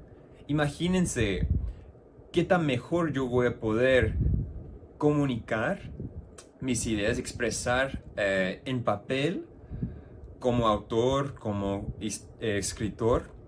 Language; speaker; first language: Spanish; non-native, fluent; English